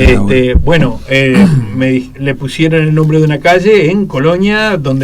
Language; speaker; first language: Spanish; native; Spanish